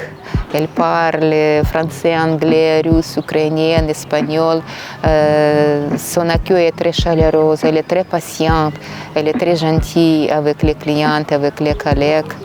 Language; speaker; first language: French; non-native, fluent; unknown